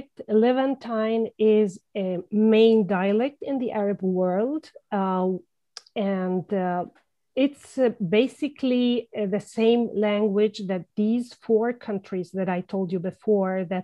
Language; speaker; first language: English; non-native, fluent; Arabic